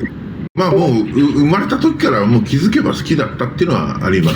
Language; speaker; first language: Japanese; native; Japanese